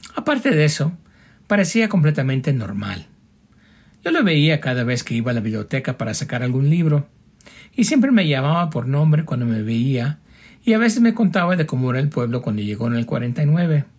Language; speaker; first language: Spanish; early bilingual, heritage; Spanish